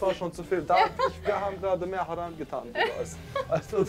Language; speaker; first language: German; native; German